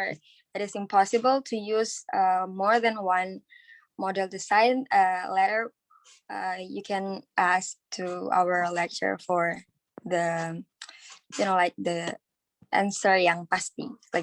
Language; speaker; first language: English; non-native, learner; Indonesian